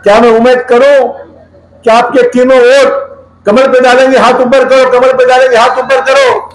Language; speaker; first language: Hindi; non-native, local second language; Marathi